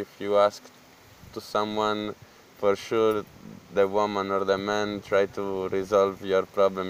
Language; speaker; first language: English; non-native, learner; Italian